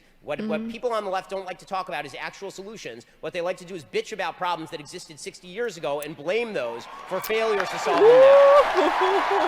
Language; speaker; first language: English; native; English